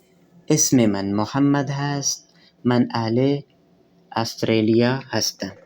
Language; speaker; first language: Persian; non-native, fluent; Urdu